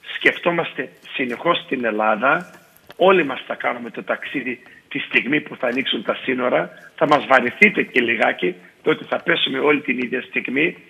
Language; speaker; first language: Greek; early bilingual, heritage; Greek